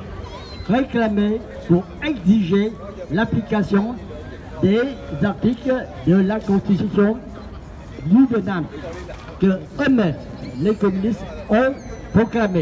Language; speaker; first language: French; non-native, fluent; Vietnamese